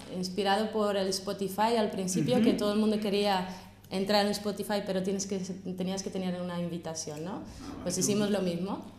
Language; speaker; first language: Spanish; non-native, fluent; Russian